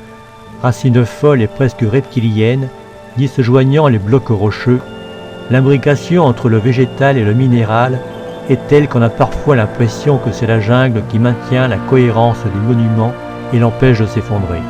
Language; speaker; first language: French; native; French